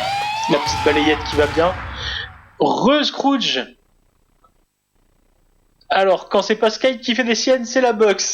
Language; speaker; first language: French; native; French